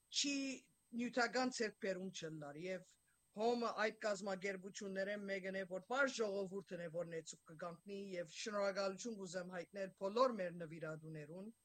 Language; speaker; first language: Armenian; native; Armenian